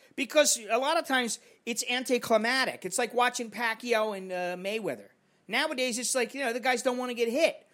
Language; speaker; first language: English; native; English